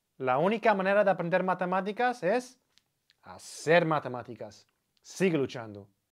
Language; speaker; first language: Spanish; non-native, fluent; English